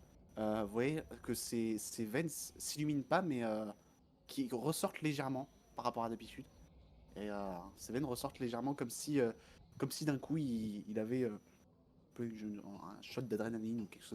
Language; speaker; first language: French; native; French